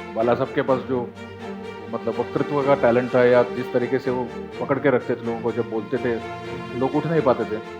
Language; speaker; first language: Hindi; non-native, local second language; Marathi